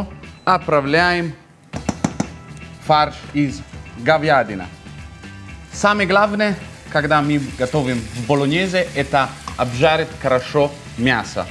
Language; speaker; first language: Russian; non-native, fluent; Italian